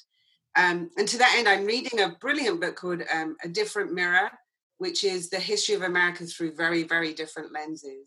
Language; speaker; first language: English; native; English